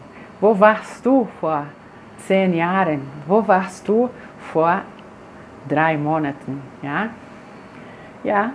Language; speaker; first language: German; non-native, fluent; Portuguese